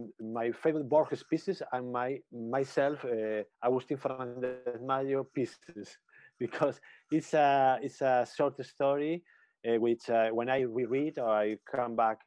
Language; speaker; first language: English; non-native, learner; Spanish